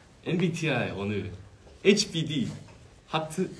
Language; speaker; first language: Korean; non-native, fluent; Chinese